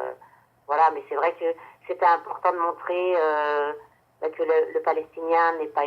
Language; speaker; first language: French; native; French